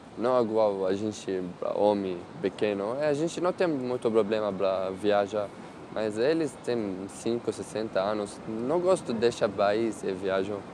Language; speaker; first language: Portuguese; non-native, learner; Arabic